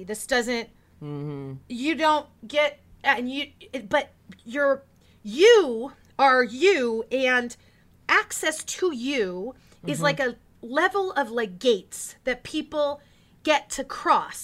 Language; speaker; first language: English; native; English